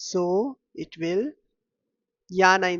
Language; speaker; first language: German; non-native, fluent; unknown